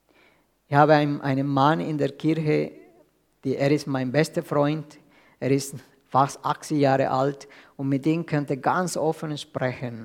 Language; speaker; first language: German; non-native, fluent; Spanish